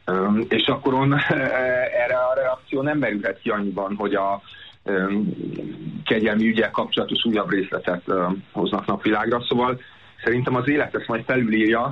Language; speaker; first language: Hungarian; native; Hungarian